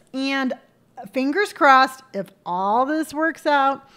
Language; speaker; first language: English; native; English